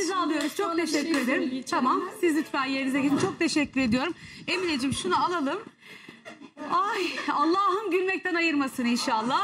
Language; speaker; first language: Turkish; native; Turkish